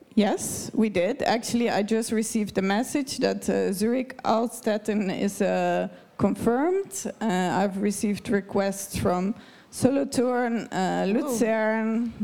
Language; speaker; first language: English; non-native, fluent; Dutch